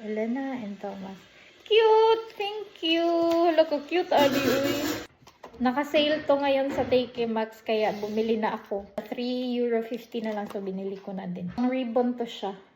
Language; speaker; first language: Filipino; non-native, local second language; Cebuano